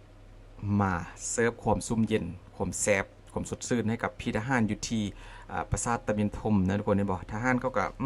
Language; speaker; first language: Thai; non-native, local second language; Northeastern Thai